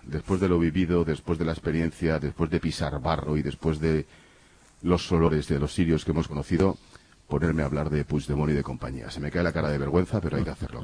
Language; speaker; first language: Spanish; native; Spanish